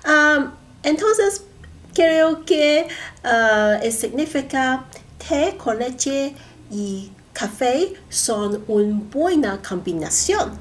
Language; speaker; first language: Spanish; non-native, learner; Cantonese